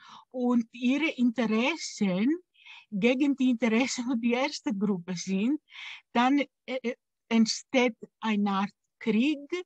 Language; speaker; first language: German; non-native, fluent; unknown